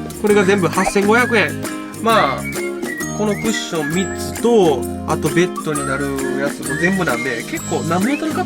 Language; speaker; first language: Japanese; native; Japanese